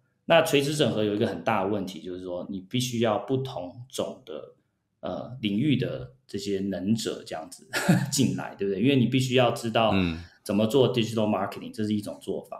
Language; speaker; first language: Chinese; early bilingual, heritage; Chinese